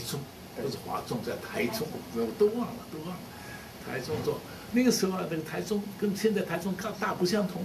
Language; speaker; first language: Chinese; non-native, local second language; Cantonese